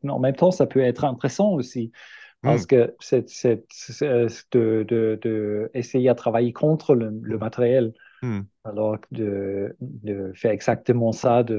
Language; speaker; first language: French; non-native, fluent; German